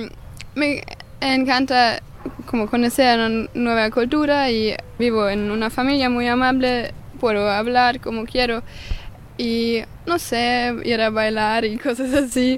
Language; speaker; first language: Spanish; non-native, fluent; German